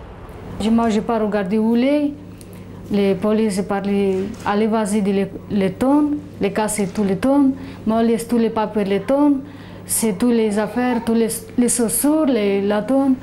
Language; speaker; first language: French; non-native, learner; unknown